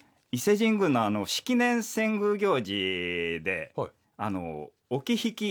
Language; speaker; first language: Japanese; native; Japanese